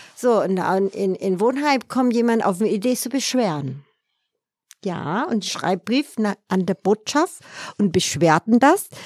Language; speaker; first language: German; non-native, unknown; Vietnamese